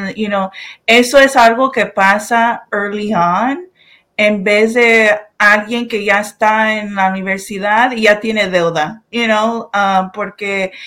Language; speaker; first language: Spanish; early bilingual, heritage; Spanish